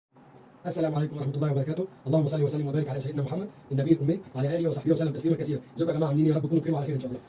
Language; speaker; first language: Arabic; native; Arabic